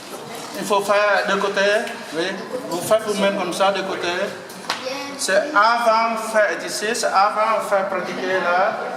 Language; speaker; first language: French; non-native, learner; Vietnamese